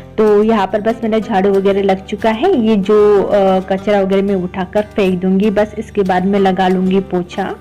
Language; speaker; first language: Hindi; native; Hindi